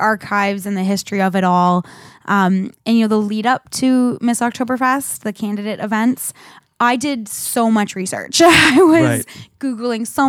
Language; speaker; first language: English; native; English